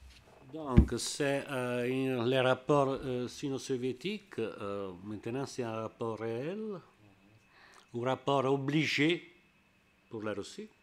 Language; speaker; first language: French; non-native, learner; Italian